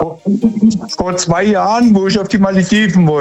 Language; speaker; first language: German; native; German